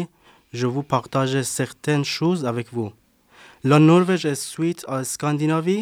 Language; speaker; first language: French; non-native, learner; Persian